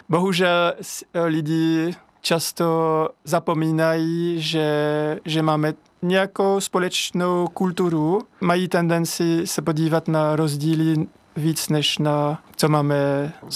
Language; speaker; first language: Czech; non-native, learner; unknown